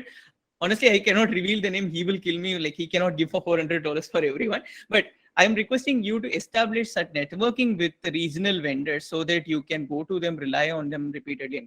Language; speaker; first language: English; non-native, local second language; Tamil